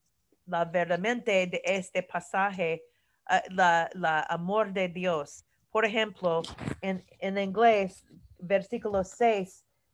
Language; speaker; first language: Spanish; non-native, learner; English